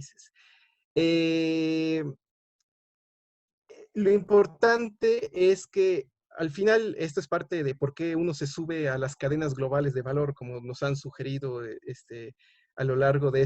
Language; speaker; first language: Spanish; native; Spanish